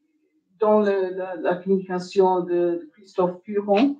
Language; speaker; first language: French; non-native, fluent; English